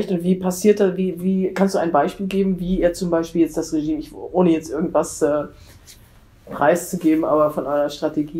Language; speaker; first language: German; native; German